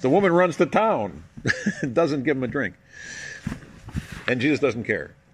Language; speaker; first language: English; native; English